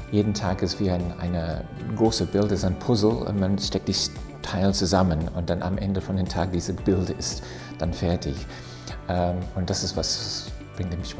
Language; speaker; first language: German; non-native, fluent; English